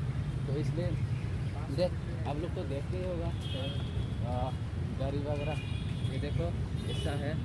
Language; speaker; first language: Hindi; non-native, local second language; Kok Borok